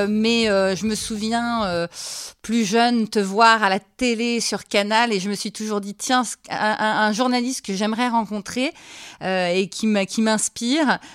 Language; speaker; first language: French; native; French